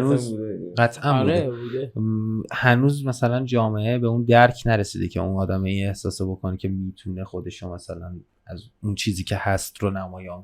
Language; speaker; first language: Persian; native; Persian